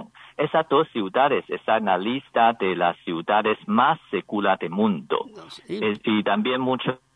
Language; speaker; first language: Spanish; non-native, learner; Chinese